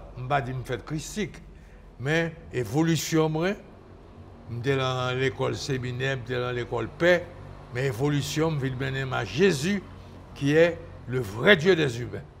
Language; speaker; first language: French; native; French